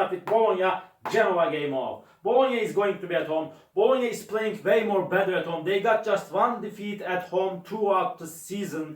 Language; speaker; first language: English; non-native, learner; Turkish